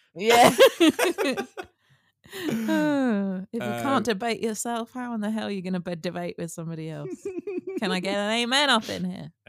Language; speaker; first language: English; early bilingual, other home language; Italian